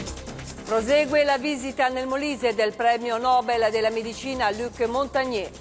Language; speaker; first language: Italian; native; Italian